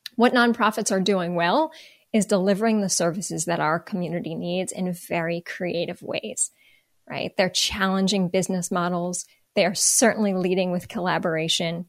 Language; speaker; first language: English; native; English